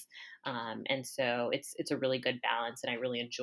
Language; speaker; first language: English; native; English